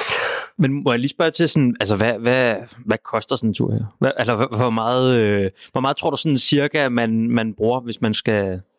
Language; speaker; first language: Danish; native; Danish